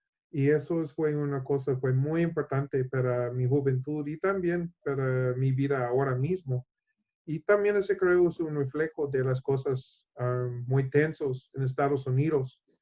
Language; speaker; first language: Spanish; non-native, learner; English